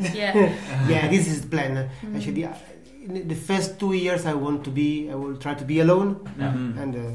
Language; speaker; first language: English; non-native, learner; Italian